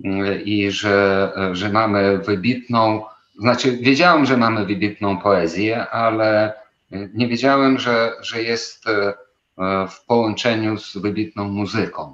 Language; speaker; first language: Polish; non-native, fluent; Ukrainian